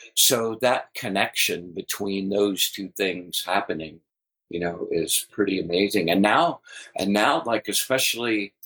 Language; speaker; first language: English; native; English